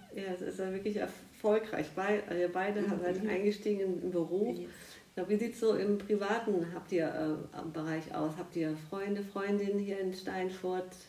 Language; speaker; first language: German; native; German